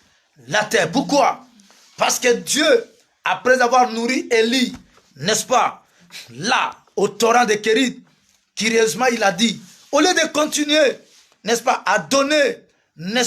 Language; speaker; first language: French; non-native, local second language; Lingala